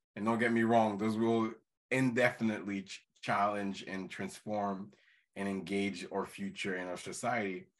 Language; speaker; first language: English; non-native, fluent; Haitian Creole